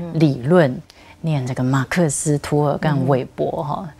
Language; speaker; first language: Chinese; native; Chinese